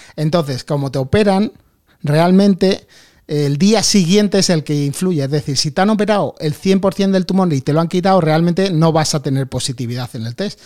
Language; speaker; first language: Spanish; native; Spanish